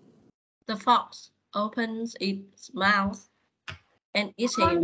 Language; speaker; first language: English; non-native, fluent; Vietnamese